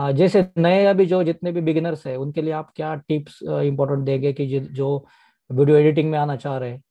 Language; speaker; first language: Hindi; non-native, local second language; Marathi